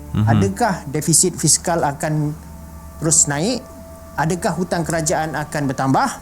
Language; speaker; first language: Malay; native; Malay